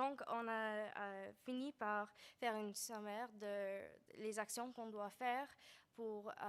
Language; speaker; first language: French; non-native, learner; English